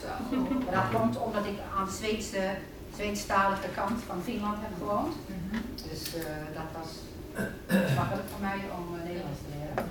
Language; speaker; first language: Dutch; non-native, fluent; Finnish